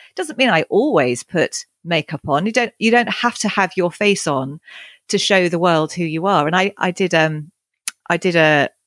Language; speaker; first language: English; native; English